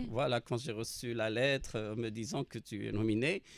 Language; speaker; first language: French; non-native, local second language; Arabic